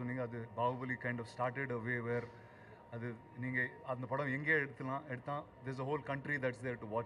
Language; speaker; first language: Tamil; non-native, learner; Telugu